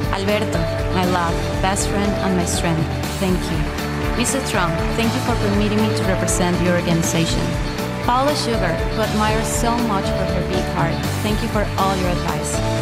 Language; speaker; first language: English; non-native, fluent; Spanish